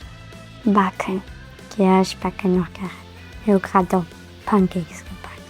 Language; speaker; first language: German; non-native, local second language; Luxembourgish